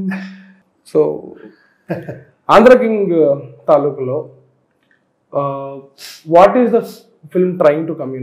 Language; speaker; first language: Telugu; native; Telugu